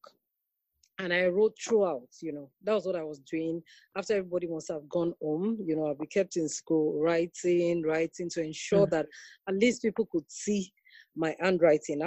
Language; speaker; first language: English; non-native, local second language; Yoruba